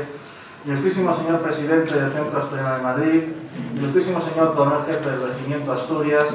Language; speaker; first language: Spanish; native; Spanish